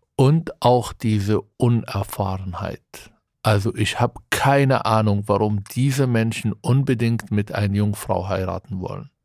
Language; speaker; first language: German; non-native, fluent; Arabic